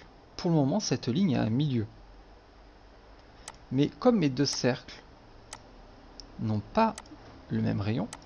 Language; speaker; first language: French; native; French